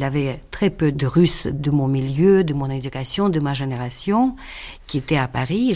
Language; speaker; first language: French; non-native, fluent; Russian